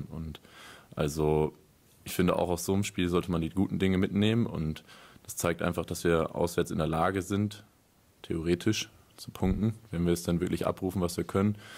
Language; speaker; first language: German; native; German